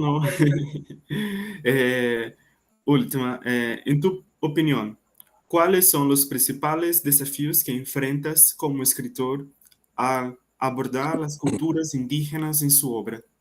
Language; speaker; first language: Spanish; non-native, learner; Portuguese